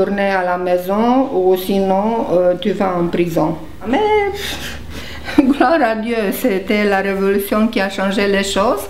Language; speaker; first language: French; non-native, fluent; Romanian